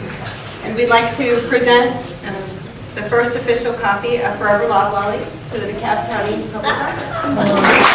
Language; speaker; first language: English; native; English